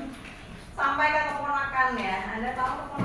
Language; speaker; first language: Indonesian; native; Indonesian